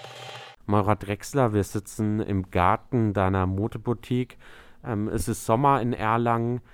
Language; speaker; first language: German; native; German